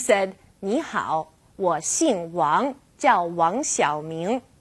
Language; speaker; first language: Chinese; non-native, fluent; English